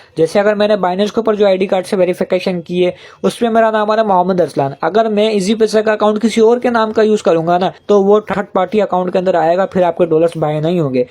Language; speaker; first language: Urdu; non-native, local second language; Punjabi